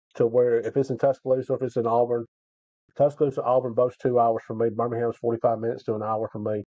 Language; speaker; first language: English; native; English